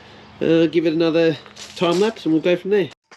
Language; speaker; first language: English; native; English